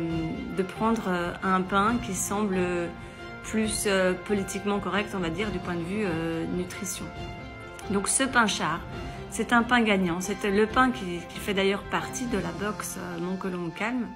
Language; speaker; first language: French; native; French